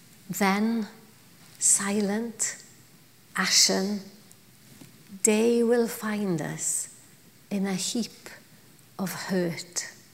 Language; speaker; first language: English; non-native, local second language; Welsh